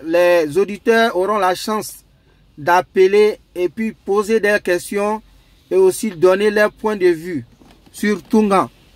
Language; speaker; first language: French; non-native, local second language; Dyula